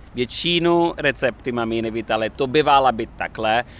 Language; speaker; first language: Czech; non-native, fluent; Italian